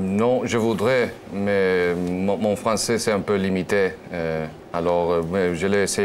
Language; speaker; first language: French; non-native, learner; Spanish